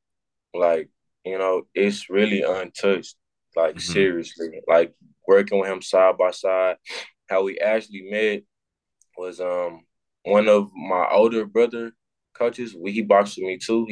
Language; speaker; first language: English; native; English